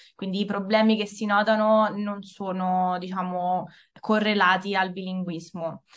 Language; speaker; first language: Italian; native; Italian